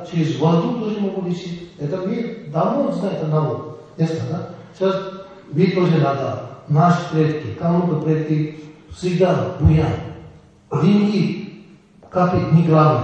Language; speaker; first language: Russian; non-native, learner; Tibetan